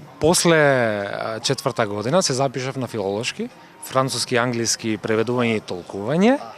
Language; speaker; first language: Macedonian; non-native, local second language; Turkish